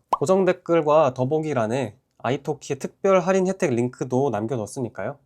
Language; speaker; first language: Korean; native; Korean